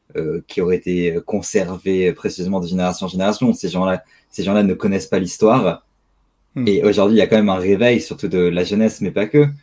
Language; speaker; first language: French; native; French